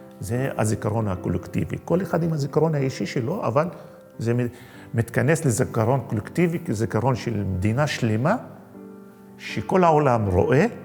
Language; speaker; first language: Hebrew; non-native, local second language; Arabic